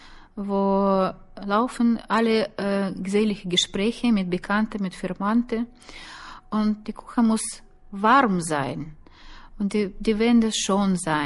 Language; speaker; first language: German; non-native, learner; Russian